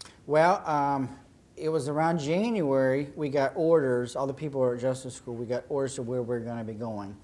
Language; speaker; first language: English; native; English